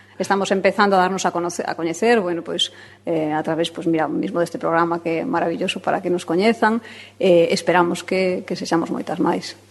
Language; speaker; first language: Galician; non-native, local second language; Spanish